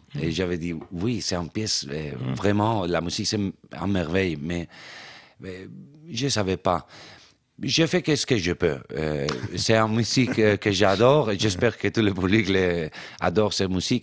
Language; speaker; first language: French; non-native, fluent; Spanish